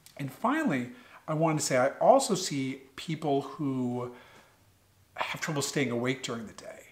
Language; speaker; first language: English; native; English